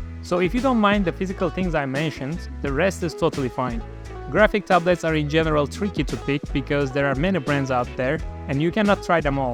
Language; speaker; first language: English; non-native, fluent; Turkish